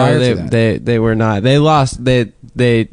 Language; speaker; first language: English; native; English